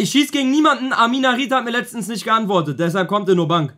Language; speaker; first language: German; native; German